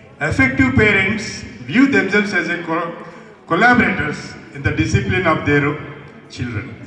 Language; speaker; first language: English; non-native, local second language; Telugu